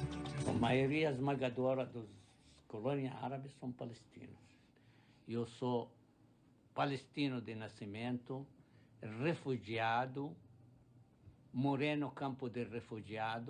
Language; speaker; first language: Portuguese; non-native, fluent; Arabic